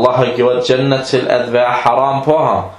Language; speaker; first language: Danish; non-native, fluent; Arabic